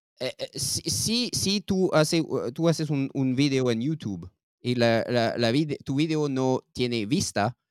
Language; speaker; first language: Spanish; non-native, learner; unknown